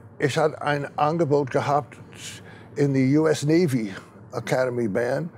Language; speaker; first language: German; non-native, fluent; English